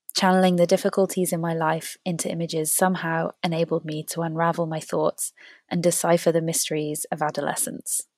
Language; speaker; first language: English; native; English